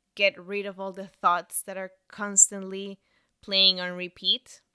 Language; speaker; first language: English; non-native, fluent; Spanish